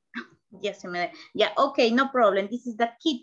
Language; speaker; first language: English; non-native, learner; Spanish